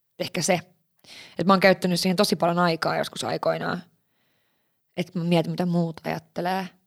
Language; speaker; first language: Finnish; early bilingual, heritage; Finnish